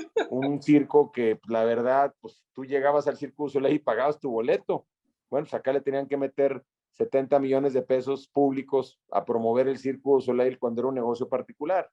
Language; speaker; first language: Spanish; native; Spanish